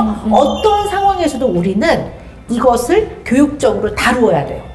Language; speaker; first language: Korean; native; Korean